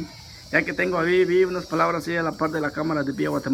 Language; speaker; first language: Spanish; native; Spanish